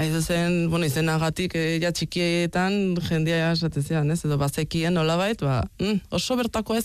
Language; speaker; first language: Basque; early bilingual, other home language; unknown